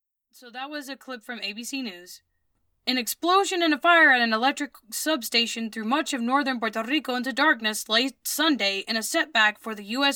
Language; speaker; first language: English; early bilingual, other home language; Spanish